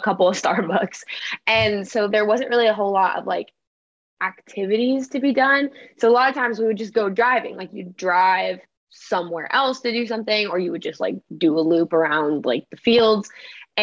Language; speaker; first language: English; native; English